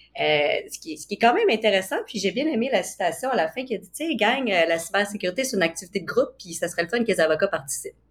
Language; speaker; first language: French; native; French